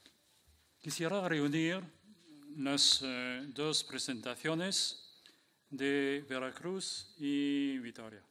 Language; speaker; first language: Spanish; non-native, fluent; French